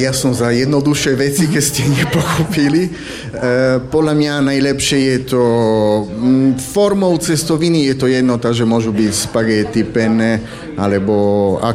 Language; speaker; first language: Slovak; non-native, fluent; Italian